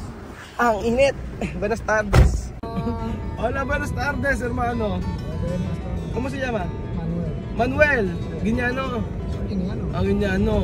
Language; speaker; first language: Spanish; non-native, learner; Filipino